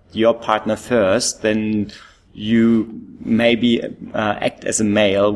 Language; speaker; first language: English; non-native, fluent; German